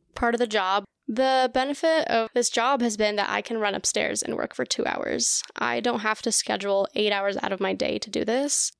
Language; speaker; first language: English; early bilingual, other home language; Russian